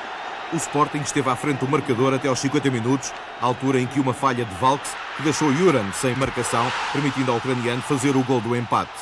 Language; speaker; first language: Portuguese; native; Portuguese